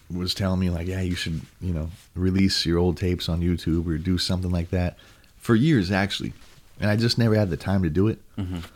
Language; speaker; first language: English; native; English